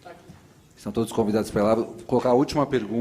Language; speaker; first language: Portuguese; native; Portuguese